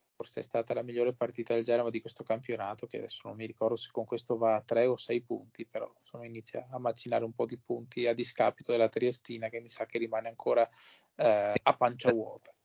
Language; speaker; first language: Italian; native; Italian